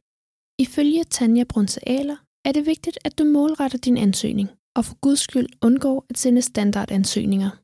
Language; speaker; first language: Danish; native; Danish